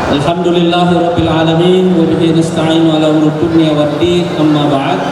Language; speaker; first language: Indonesian; non-native, local second language; Buginese